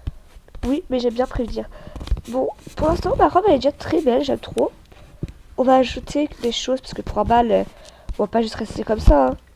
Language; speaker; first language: French; native; French